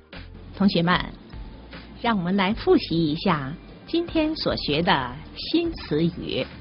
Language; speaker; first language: Chinese; native; Chinese